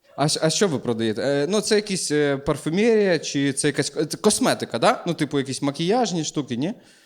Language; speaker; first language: Ukrainian; native; Ukrainian